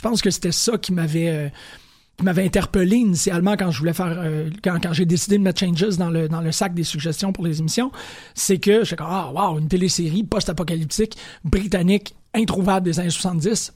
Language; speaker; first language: French; native; French